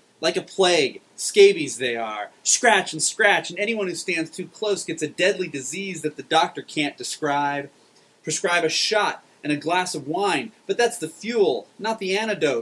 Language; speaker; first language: English; native; English